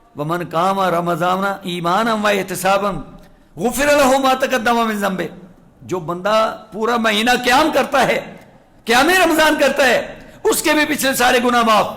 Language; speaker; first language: Urdu; non-native, local second language; Punjabi